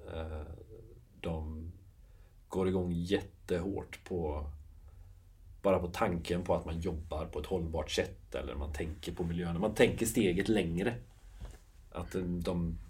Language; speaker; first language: Swedish; native; Swedish